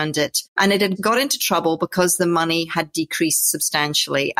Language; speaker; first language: English; native; English